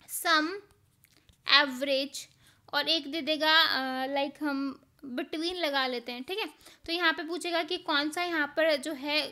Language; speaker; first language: Hindi; native; Hindi